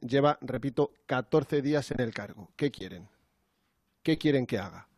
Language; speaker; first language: Spanish; native; Spanish